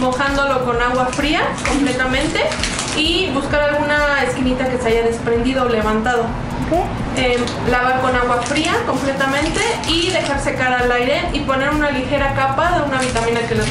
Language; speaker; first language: Spanish; native; Spanish